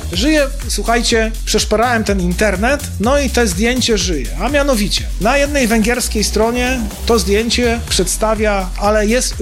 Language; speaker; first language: Polish; native; Polish